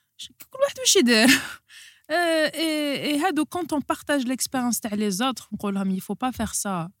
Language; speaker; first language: French; non-native, local second language; Arabic